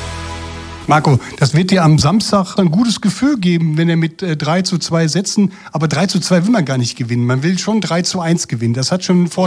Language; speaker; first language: German; native; German